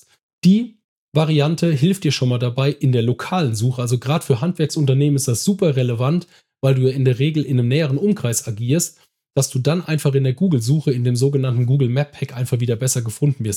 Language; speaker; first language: German; native; German